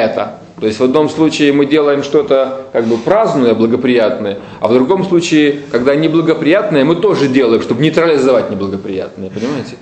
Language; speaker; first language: Russian; native; Russian